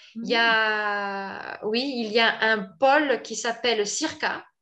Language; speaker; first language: French; native; French